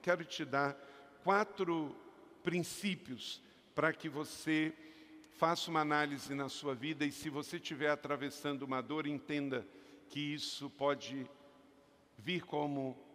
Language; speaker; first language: Portuguese; native; Portuguese